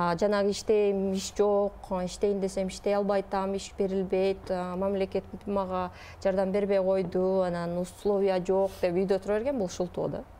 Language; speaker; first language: Kyrgyz; native; Kyrgyz